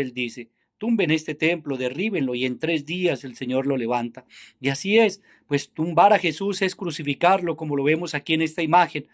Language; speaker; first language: Spanish; native; Spanish